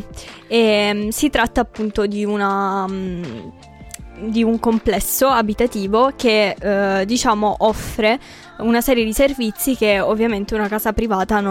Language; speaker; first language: Italian; native; Italian